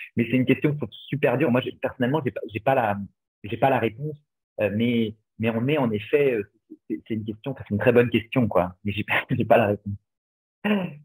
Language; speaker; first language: French; native; French